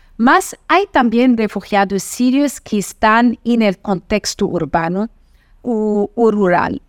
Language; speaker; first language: Spanish; non-native, fluent; Portuguese